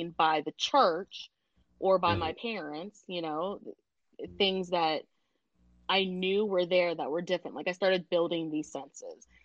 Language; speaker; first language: English; early bilingual, other home language; Indonesian